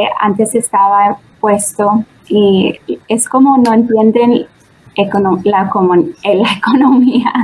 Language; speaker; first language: Spanish; early bilingual, heritage; Spanish